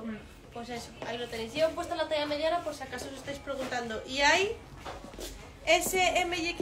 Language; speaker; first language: Spanish; native; Spanish